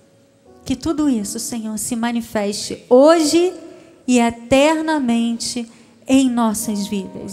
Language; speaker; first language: Portuguese; native; Portuguese